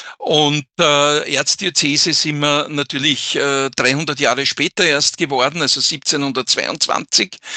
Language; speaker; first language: German; native; German